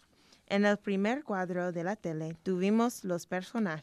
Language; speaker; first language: Spanish; non-native, learner; English